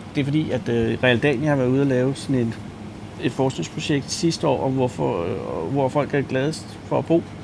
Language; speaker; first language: Danish; native; Danish